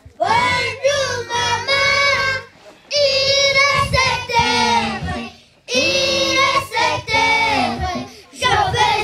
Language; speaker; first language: French; non-native, learner; Kinyarwanda